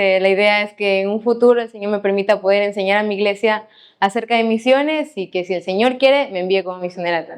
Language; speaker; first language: Spanish; native; Spanish